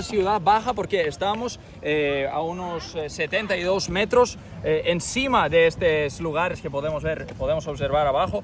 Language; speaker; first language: Spanish; non-native, fluent; Portuguese